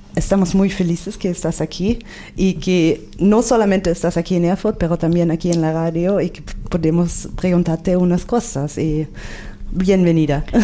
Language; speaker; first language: Spanish; non-native, fluent; German